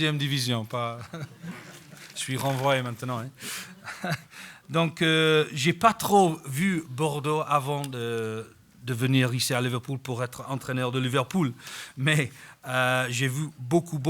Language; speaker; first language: French; non-native, fluent; English